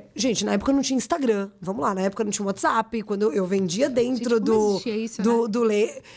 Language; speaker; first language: Portuguese; native; Portuguese